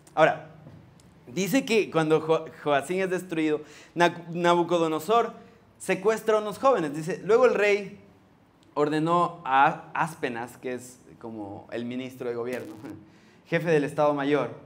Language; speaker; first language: Spanish; native; Spanish